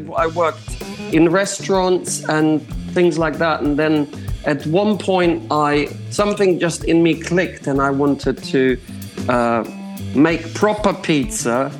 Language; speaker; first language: English; non-native, fluent; Croatian